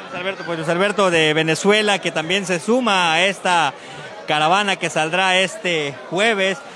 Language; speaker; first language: Spanish; native; Spanish